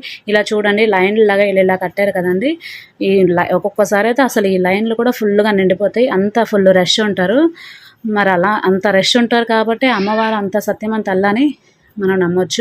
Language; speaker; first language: Telugu; native; Telugu